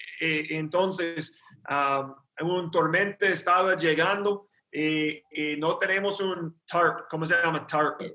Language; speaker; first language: Spanish; non-native, learner; English